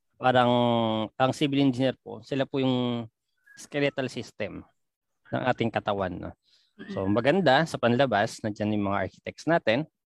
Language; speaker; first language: Filipino; non-native, local second language; Pampanga